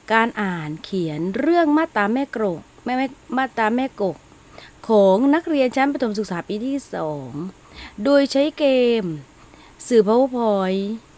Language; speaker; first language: Thai; non-native, local second language; Malay